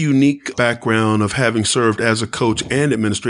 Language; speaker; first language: English; native; English